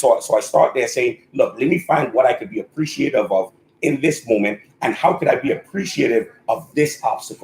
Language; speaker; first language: English; native; English